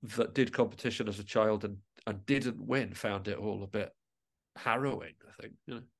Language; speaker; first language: English; native; English